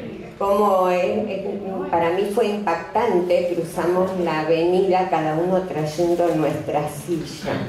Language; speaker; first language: Spanish; native; Spanish